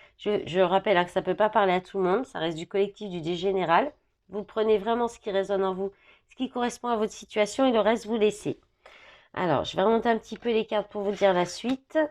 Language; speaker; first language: French; native; French